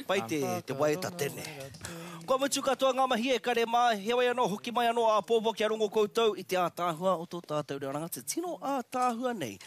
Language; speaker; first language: Māori; native; Māori